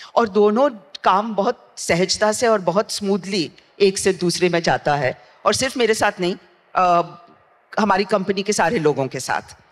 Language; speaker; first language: Hindi; non-native, local second language; Gujarati